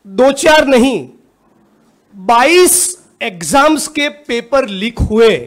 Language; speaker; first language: Hindi; non-native, local second language; Gujarati